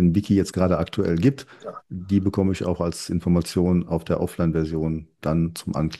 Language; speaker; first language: German; native; German